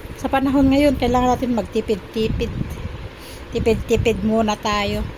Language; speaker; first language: Filipino; non-native, local second language; Iloko